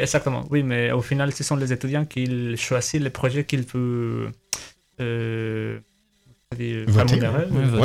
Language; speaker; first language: French; non-native, learner; Spanish